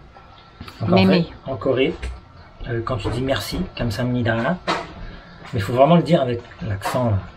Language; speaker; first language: French; native; French